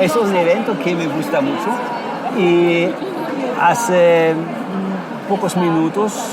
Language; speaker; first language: Spanish; non-native, fluent; German